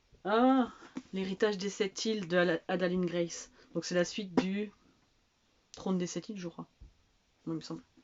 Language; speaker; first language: French; native; French